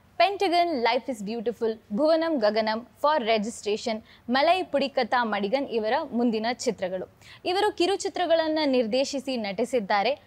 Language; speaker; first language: Kannada; native; Kannada